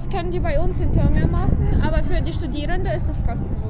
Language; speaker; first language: German; non-native, fluent; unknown